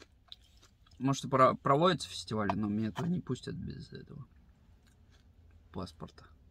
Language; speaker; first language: Russian; native; Russian